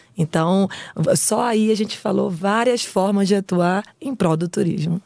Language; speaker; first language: Portuguese; native; Portuguese